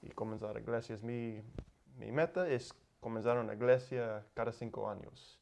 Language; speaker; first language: Spanish; non-native, learner; English